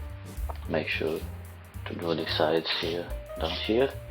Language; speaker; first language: English; non-native, fluent; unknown